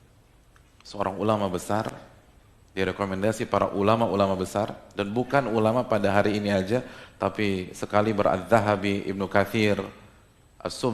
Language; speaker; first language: Indonesian; native; Indonesian